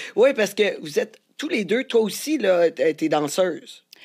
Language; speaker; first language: French; native; French